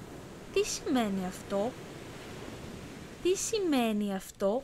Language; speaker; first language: Greek; non-native, fluent; Turkish